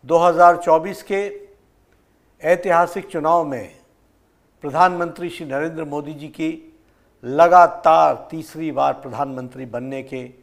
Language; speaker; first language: Hindi; native; Hindi